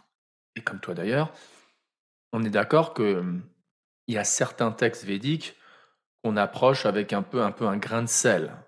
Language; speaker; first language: French; native; French